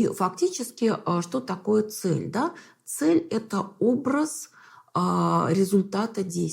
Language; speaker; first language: Russian; native; Russian